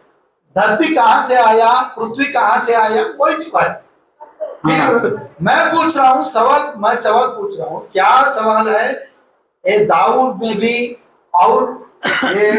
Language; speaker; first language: Hindi; non-native, local second language; Telugu